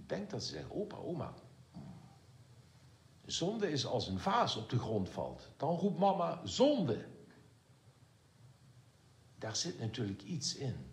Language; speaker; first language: Dutch; native; Dutch